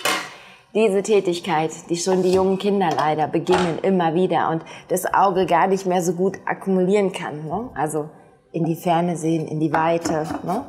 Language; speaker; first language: German; native; German